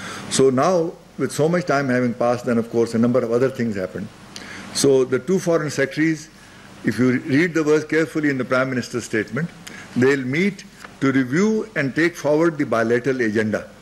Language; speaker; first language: English; non-native, local second language; Urdu